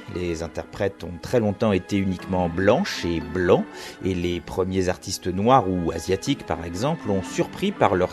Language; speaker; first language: French; native; French